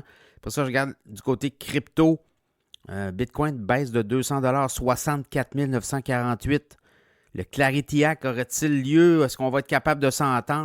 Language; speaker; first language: French; native; French